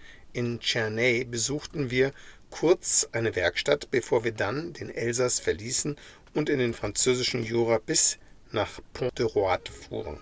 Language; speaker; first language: German; native; German